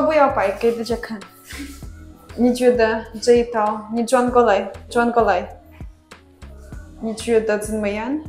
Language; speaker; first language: Chinese; non-native, fluent; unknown